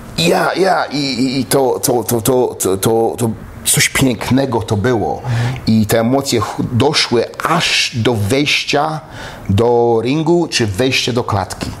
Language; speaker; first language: Polish; early bilingual, heritage; Polish